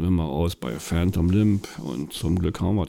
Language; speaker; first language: German; native; German